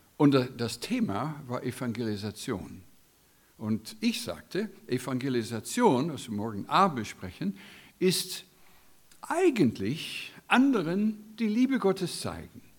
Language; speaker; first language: German; non-native, fluent; English